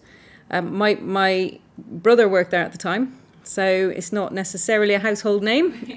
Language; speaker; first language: English; native; English